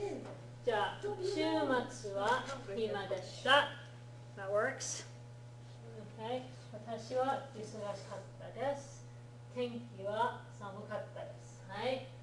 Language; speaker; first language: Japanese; non-native, fluent; English